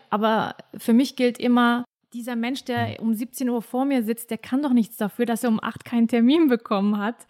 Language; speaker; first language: German; early bilingual, other home language; Turkish